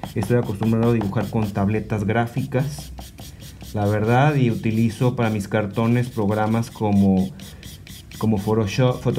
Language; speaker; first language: Spanish; native; Spanish